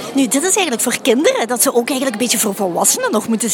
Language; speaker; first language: Dutch; native; Dutch